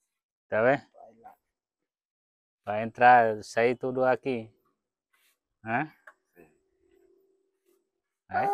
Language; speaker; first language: Portuguese; non-native, learner; Vietnamese